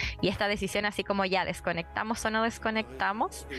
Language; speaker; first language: Spanish; native; Spanish